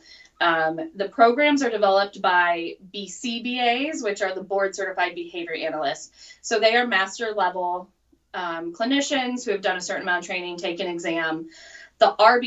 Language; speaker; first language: English; native; English